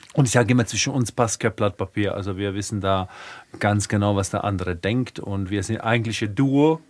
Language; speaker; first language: German; early bilingual, other home language; Croatian